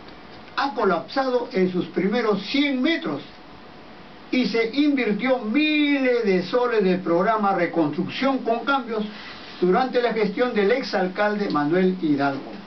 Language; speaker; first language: Spanish; native; Spanish